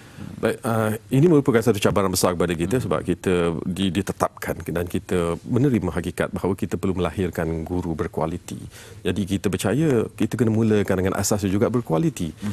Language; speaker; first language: Malay; native; Malay